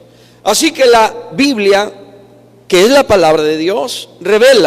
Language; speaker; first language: Spanish; native; Spanish